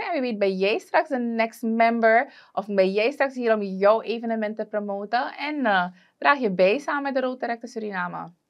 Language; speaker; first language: Dutch; native; Dutch